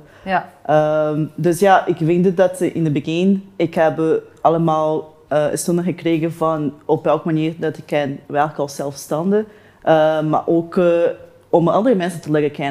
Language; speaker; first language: Dutch; non-native, learner; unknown